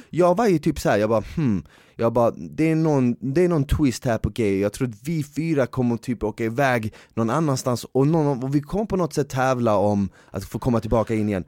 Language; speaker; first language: Swedish; native; Swedish